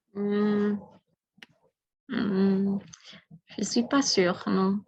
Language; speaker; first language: French; non-native, learner; Spanish